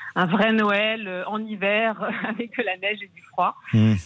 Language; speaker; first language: French; native; French